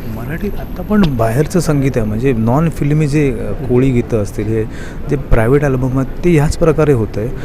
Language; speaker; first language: Marathi; native; Marathi